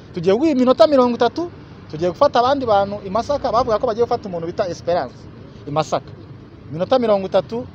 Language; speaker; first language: Kinyarwanda; native; Kinyarwanda